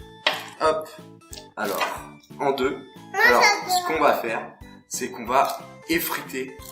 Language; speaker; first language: French; native; French